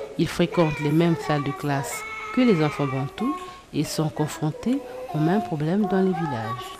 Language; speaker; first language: French; non-native, local second language; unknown